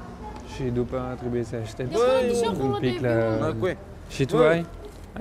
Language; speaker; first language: Romanian; non-native, learner; French